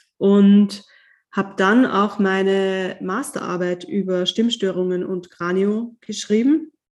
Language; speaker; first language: German; native; German